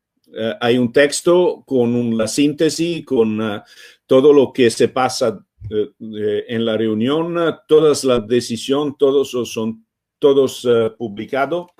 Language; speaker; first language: Spanish; non-native, fluent; Italian